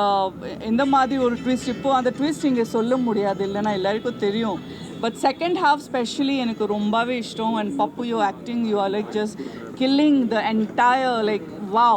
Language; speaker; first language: Tamil; non-native, fluent; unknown